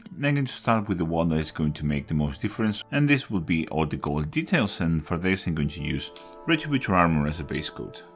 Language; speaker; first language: English; non-native, fluent; Spanish